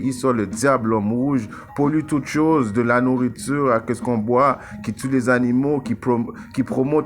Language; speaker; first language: French; native; French